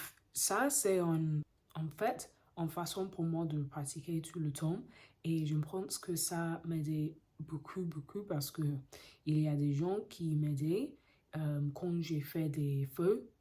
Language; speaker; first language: French; non-native, learner; English